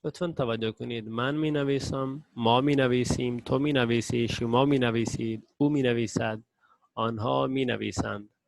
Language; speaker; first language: Persian; non-native, fluent; Urdu